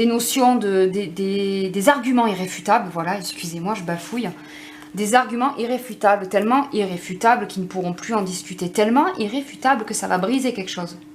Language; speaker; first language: French; native; French